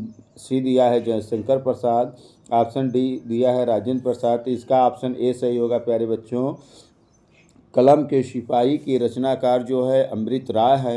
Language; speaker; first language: Hindi; native; Hindi